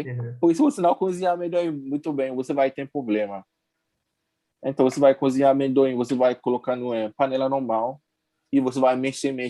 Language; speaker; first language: Portuguese; non-native, learner; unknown